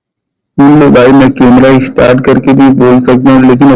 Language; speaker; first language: Hindi; native; Hindi